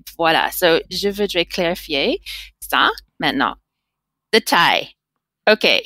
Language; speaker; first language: French; non-native, learner; English